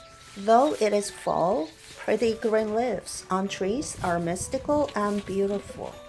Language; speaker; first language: English; non-native, fluent; Korean